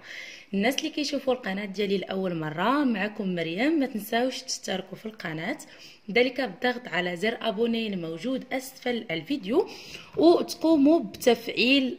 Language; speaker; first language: Arabic; native; Arabic